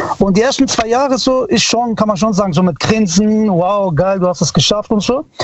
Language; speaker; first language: German; early bilingual, other home language; Italian